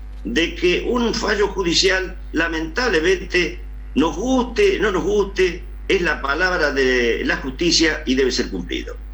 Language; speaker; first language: Spanish; native; Spanish